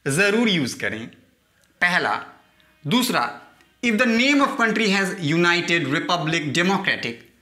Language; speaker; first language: Hindi; native; Hindi